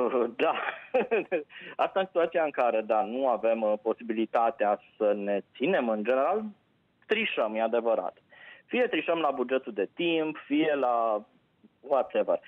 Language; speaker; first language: Romanian; native; Romanian